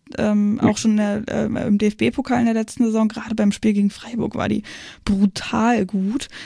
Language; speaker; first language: German; native; German